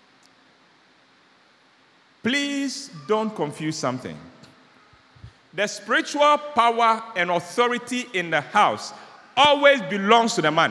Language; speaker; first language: English; non-native, local second language; Akan